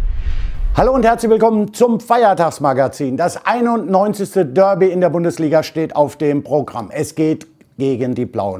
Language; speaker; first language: German; native; German